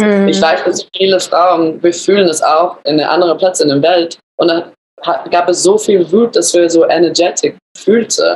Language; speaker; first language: German; early bilingual, other home language; English